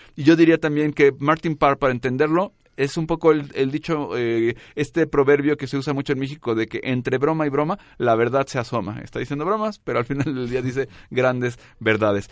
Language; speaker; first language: Spanish; native; Spanish